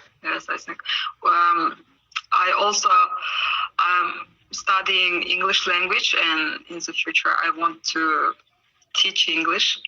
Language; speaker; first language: English; non-native, learner; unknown